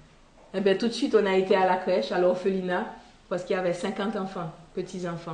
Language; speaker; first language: French; non-native, local second language; Haitian Creole